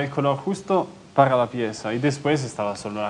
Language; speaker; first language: Spanish; non-native, fluent; Italian